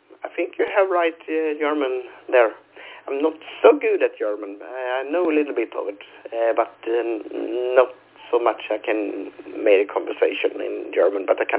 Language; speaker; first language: English; non-native, fluent; Swedish